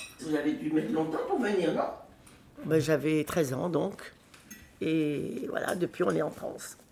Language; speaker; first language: French; native; French